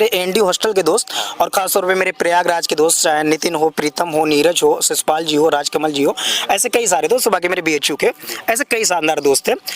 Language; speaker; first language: Hindi; native; Hindi